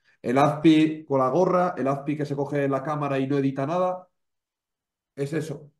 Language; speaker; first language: Spanish; native; Spanish